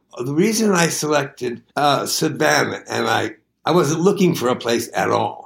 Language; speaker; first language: English; native; English